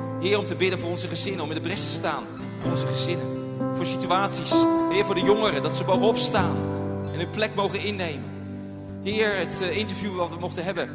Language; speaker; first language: Dutch; native; Dutch